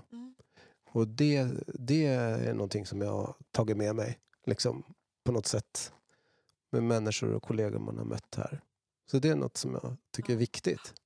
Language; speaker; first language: Swedish; native; Swedish